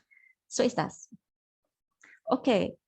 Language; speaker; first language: German; non-native, fluent; Indonesian